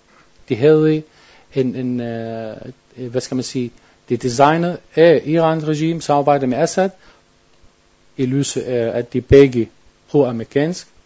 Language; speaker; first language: Danish; non-native, learner; Arabic